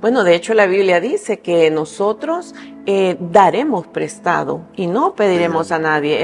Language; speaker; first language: Spanish; native; Spanish